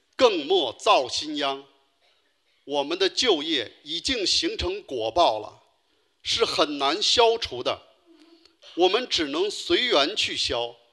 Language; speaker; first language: Chinese; native; Chinese